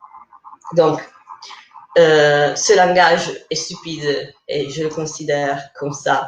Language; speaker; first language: French; non-native, fluent; Italian